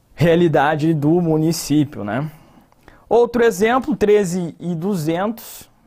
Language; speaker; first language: Portuguese; native; Portuguese